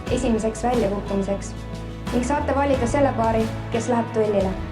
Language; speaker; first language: Estonian; native; Estonian